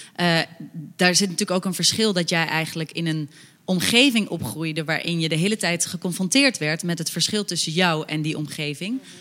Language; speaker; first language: Dutch; native; Dutch